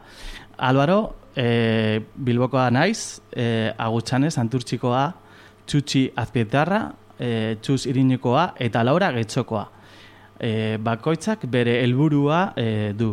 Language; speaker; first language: Basque; non-native, local second language; Spanish